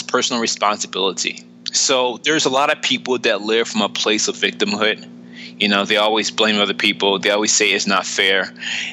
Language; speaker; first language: English; native; English